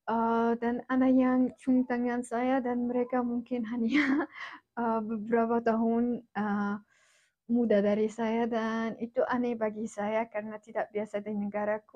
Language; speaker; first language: Indonesian; non-native, fluent; Arabic